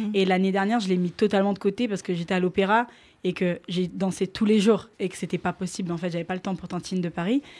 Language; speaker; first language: French; non-native, local second language; Lingala